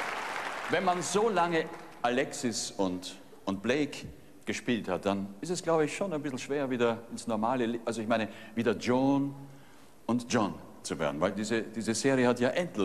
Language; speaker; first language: German; native; German